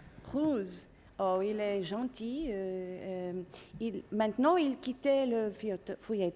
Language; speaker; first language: French; non-native, learner; English